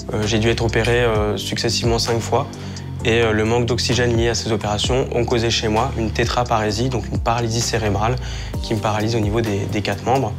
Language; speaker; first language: French; native; French